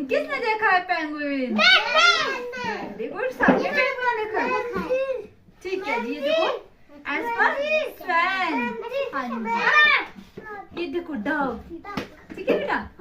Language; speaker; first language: Hindi; native; Hindi